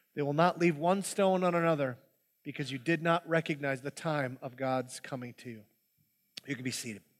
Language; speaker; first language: English; native; English